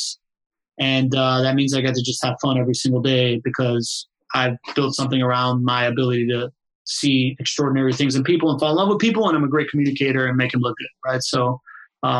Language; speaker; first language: English; early bilingual, other home language; Spanish